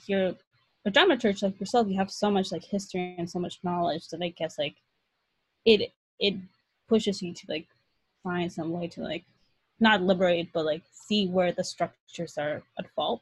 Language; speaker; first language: English; non-native, fluent; Spanish